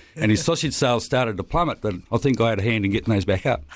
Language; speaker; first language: English; native; English